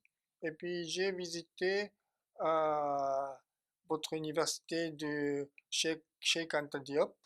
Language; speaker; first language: French; non-native, fluent; Japanese